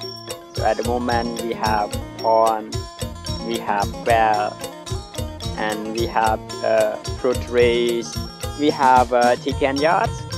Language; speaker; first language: English; non-native, learner; Khmer